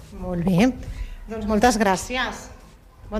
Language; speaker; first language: Catalan; native; Catalan